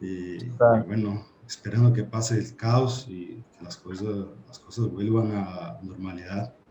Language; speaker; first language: Spanish; non-native, fluent; Portuguese